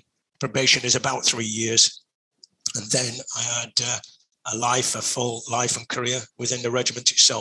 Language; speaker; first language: English; native; English